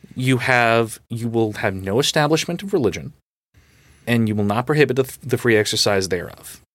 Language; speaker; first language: English; native; English